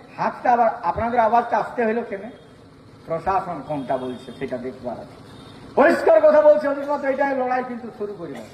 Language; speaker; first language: Bangla; native; Bangla